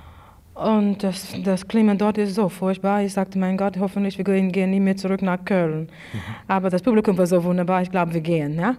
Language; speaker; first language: German; non-native, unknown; English